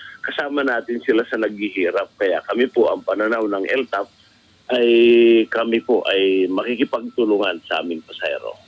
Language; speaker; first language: Filipino; native; Filipino